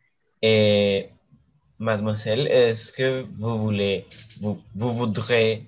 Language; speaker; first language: French; non-native, learner; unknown